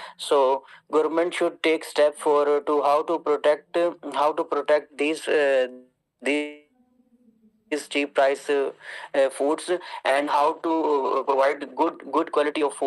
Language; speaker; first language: English; non-native, learner; Urdu